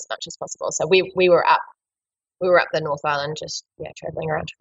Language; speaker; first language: English; native; English